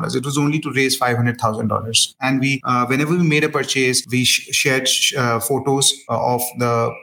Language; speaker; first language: English; non-native, local second language; Hindi